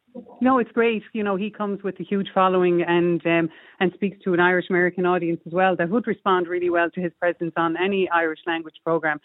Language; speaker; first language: English; native; English